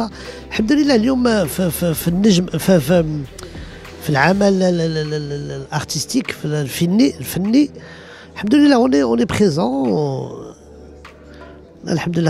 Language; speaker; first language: Arabic; early bilingual, heritage; Arabic